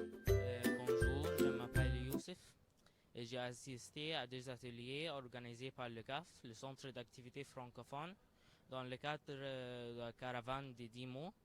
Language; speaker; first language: French; non-native, learner; Arabic